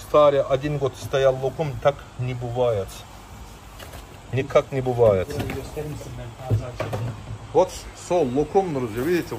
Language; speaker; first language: Russian; non-native, learner; Turkish